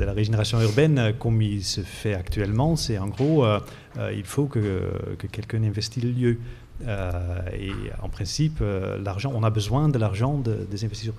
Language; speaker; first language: French; non-native, fluent; Dutch